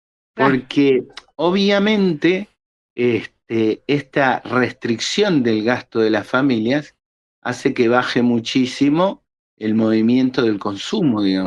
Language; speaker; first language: Spanish; native; Spanish